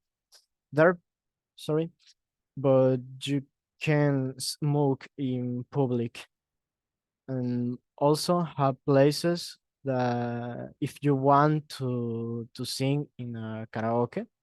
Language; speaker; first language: English; non-native, learner; Spanish